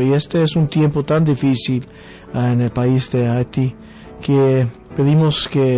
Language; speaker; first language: Spanish; early bilingual, heritage; Spanish